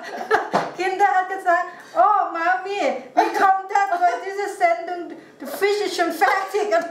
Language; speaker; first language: German; non-native, learner; Thai